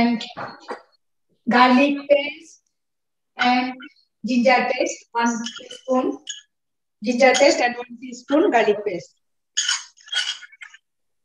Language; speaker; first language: English; non-native, learner; Bangla